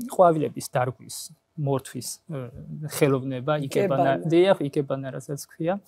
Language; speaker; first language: Georgian; non-native, fluent; Japanese